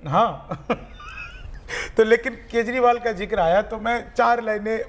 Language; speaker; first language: Hindi; native; Hindi